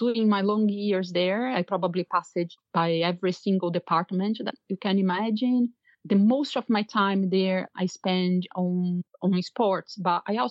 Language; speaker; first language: English; non-native, fluent; Portuguese